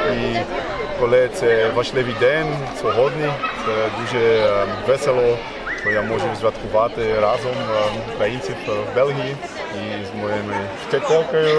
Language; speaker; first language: Ukrainian; non-native, learner; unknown